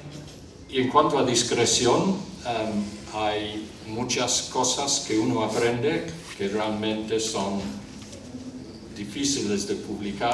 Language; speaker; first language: Spanish; non-native, fluent; English